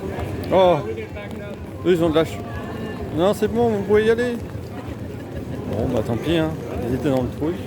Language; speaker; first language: French; native; French